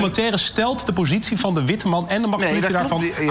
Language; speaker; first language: Dutch; native; Dutch